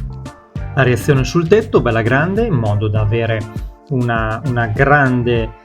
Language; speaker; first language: Italian; native; Italian